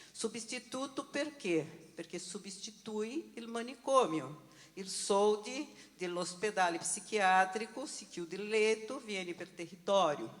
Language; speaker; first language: Italian; non-native, learner; Portuguese